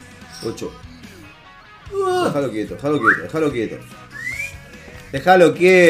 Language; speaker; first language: Spanish; native; Spanish